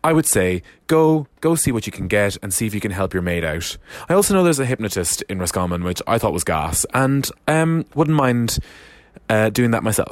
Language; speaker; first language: English; native; English